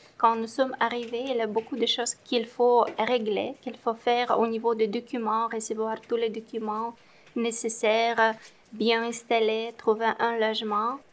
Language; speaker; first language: French; non-native, fluent; Romanian